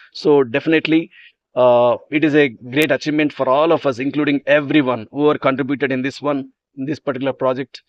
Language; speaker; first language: English; non-native, local second language; Telugu